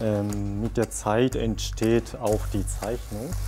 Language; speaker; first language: German; non-native, fluent; Japanese